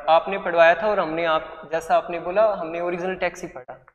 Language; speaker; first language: Hindi; native; Hindi